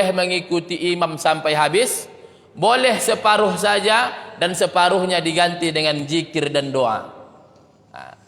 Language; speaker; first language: Indonesian; native; Indonesian